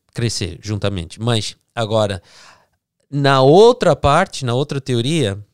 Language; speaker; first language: Portuguese; early bilingual, heritage; English